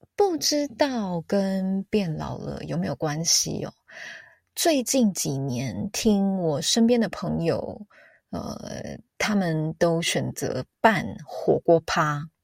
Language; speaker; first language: Chinese; native; Chinese